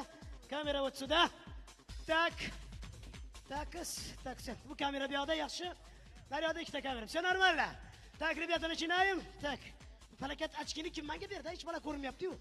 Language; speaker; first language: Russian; non-native, local second language; Uzbek